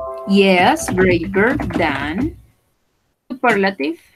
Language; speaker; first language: English; non-native, fluent; Spanish